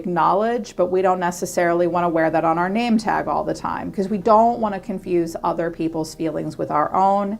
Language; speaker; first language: English; native; English